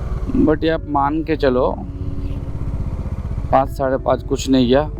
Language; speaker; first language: Hindi; native; Hindi